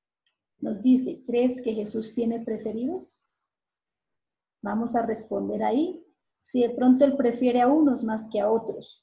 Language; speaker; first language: Spanish; native; Spanish